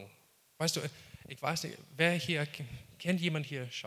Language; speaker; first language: German; non-native, fluent; English